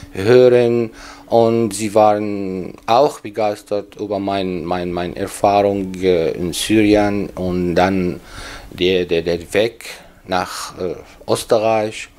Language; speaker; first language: German; non-native, learner; Arabic